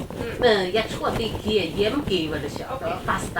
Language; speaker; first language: Danish; non-native, learner; Chinese